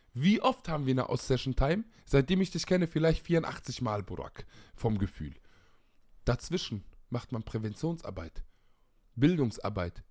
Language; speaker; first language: German; early bilingual, other home language; Arabic